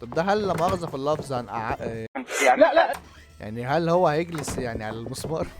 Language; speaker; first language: Arabic; native; Arabic